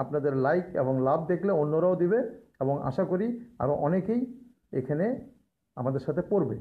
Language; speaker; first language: Bangla; native; Bangla